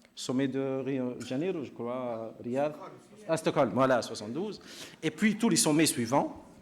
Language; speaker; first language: French; non-native, local second language; Arabic